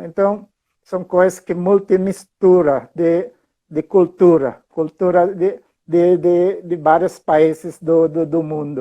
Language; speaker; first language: Portuguese; non-native, fluent; Filipino